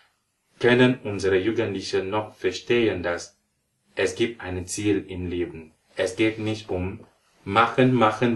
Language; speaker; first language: German; non-native, fluent; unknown